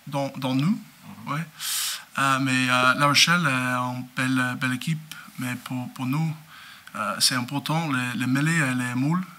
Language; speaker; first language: French; non-native, learner; Spanish